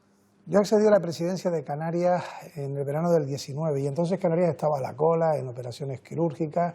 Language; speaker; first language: Spanish; native; Spanish